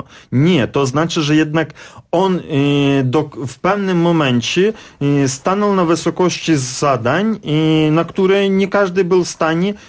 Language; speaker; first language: Polish; non-native, fluent; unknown